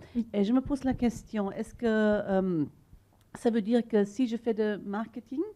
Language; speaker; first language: French; non-native, learner; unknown